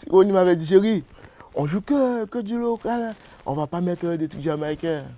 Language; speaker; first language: French; native; French